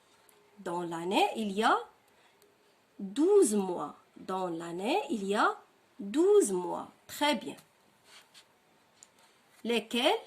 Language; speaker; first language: French; non-native, local second language; Arabic